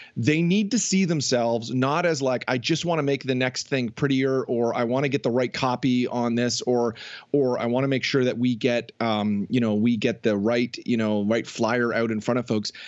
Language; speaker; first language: English; native; English